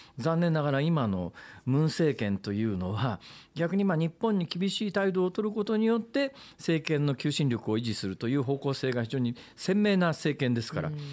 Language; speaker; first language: Japanese; native; Japanese